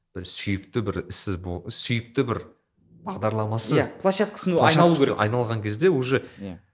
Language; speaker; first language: Kazakh; non-native, local second language; Uzbek